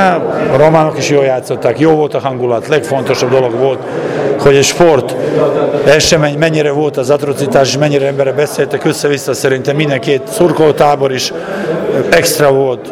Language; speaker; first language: Hungarian; non-native, fluent; Serbian